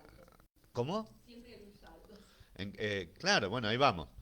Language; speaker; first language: Spanish; native; Spanish